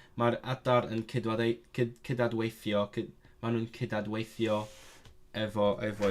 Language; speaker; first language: Welsh; non-native, learner; Cantonese